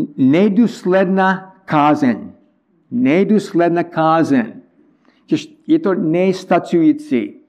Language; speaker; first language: Czech; non-native, learner; English